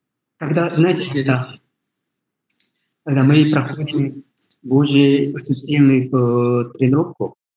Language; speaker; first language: Russian; non-native, learner; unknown